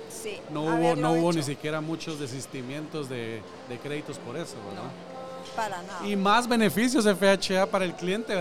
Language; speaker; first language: Spanish; native; Spanish